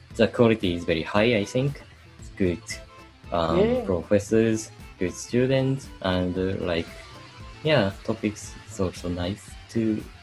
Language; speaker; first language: English; non-native, learner; Japanese